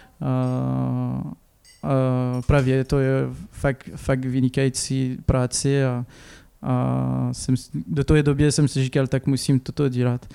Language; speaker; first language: Czech; non-native, learner; French